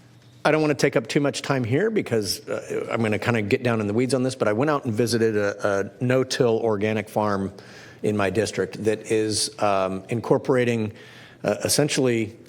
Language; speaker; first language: English; native; English